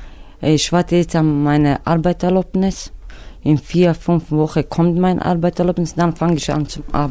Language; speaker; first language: German; non-native, learner; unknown